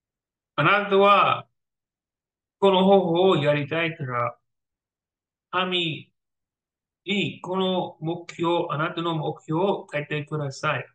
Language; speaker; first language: Japanese; non-native, learner; English